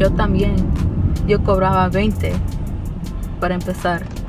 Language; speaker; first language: Spanish; early bilingual, heritage; Spanish